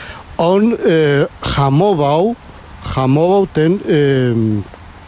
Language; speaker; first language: Polish; non-native, learner; Spanish